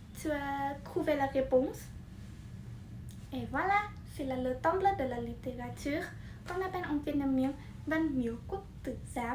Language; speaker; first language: French; non-native, fluent; Vietnamese